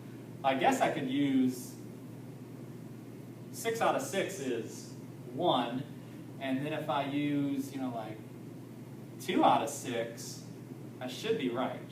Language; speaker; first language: English; native; English